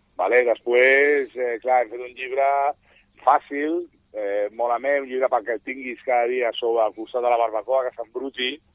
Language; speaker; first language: Catalan; non-native, local second language; Spanish